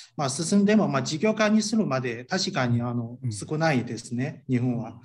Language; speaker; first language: Japanese; non-native, fluent; Chinese